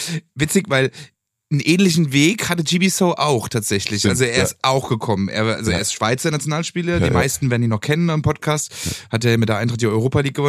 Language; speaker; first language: German; native; German